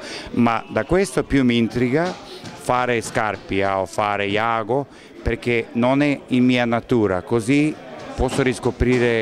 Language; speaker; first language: Italian; non-native, fluent; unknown